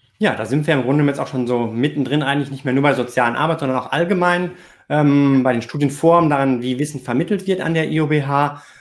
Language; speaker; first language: German; native; German